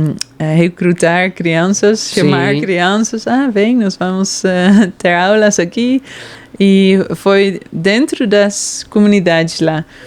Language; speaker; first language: Portuguese; non-native, fluent; Dutch